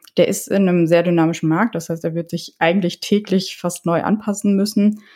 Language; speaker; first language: German; early bilingual, other home language; Polish